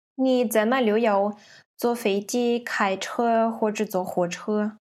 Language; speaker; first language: Chinese; non-native, learner; Russian